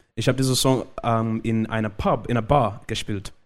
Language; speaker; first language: German; non-native, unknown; Shona